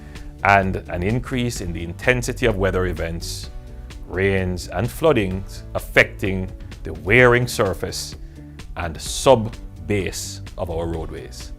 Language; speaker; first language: English; native; English